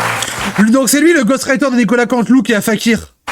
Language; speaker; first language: French; native; French